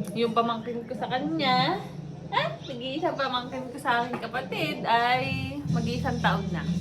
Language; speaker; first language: Filipino; native; Filipino